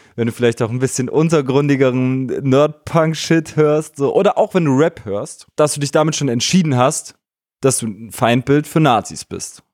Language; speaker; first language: German; native; German